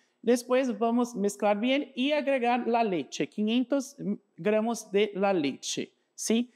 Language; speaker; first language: Spanish; non-native, fluent; Portuguese